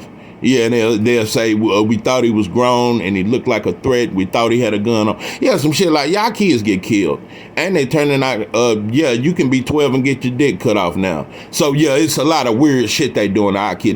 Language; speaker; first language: English; native; English